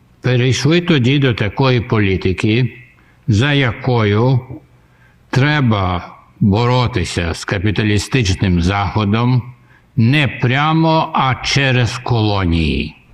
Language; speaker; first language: Ukrainian; non-native, local second language; Russian